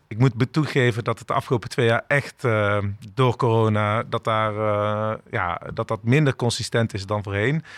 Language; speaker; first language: Dutch; early bilingual, other home language; Turkish